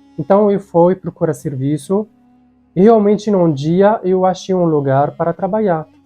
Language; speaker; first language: Portuguese; non-native, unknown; Arabic